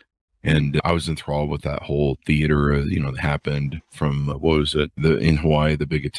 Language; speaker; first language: English; native; English